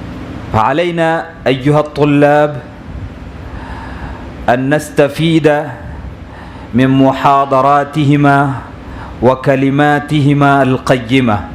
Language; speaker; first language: Arabic; non-native, fluent; Urdu